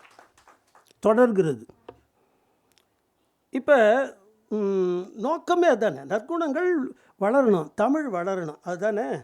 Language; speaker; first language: Tamil; native; Tamil